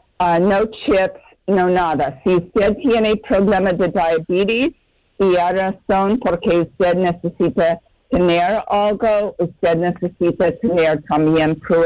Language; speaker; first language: Spanish; non-native, learner; English